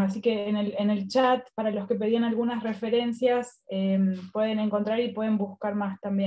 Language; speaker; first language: Spanish; native; Spanish